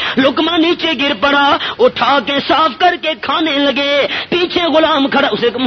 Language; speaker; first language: Urdu; non-native, local second language; Pashto